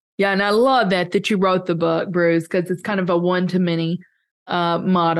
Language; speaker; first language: English; native; English